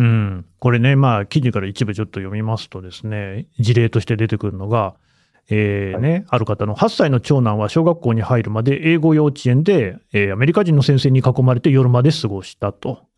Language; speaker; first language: Japanese; native; Japanese